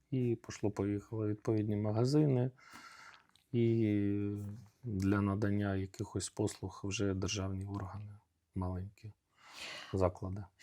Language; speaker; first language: Ukrainian; native; Ukrainian